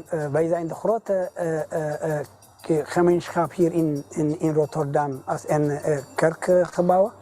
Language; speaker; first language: Dutch; non-native, learner; Tigrinya